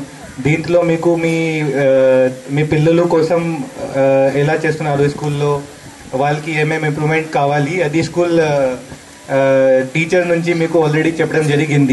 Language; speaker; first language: Telugu; non-native, learner; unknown